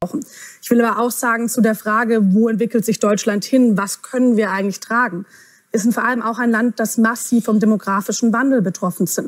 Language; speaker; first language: German; native; German